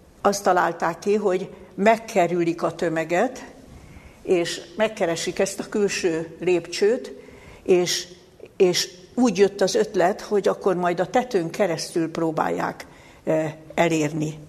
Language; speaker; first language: Hungarian; native; Hungarian